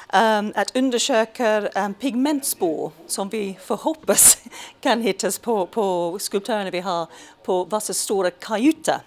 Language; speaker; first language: Swedish; non-native, fluent; English